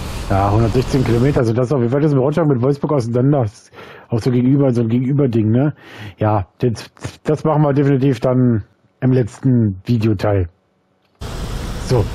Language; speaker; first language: German; native; German